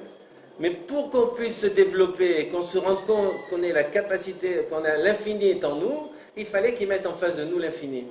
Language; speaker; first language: French; native; French